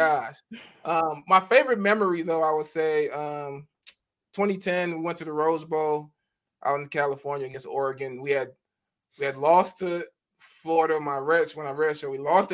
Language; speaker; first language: English; native; English